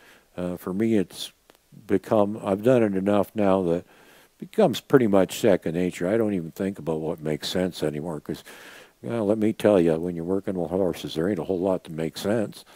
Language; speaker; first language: English; native; English